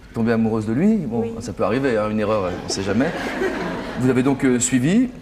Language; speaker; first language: French; native; French